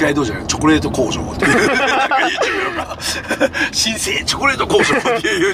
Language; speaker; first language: Japanese; native; Japanese